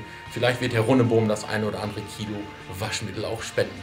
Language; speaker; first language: German; native; German